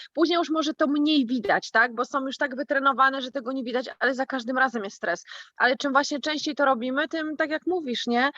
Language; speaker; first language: Polish; native; Polish